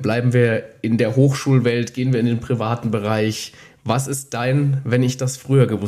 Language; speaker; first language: German; native; German